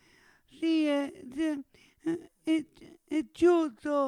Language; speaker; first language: Italian; non-native, learner; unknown